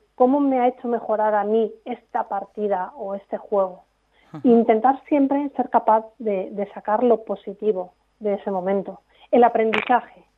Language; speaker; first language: Spanish; native; Spanish